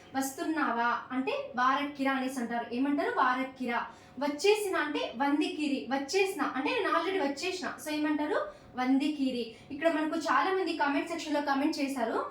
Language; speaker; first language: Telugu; non-native, local second language; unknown